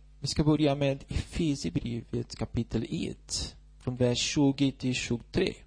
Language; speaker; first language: Swedish; non-native, fluent; Portuguese